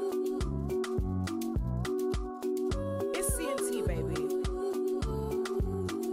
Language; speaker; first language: English; native; English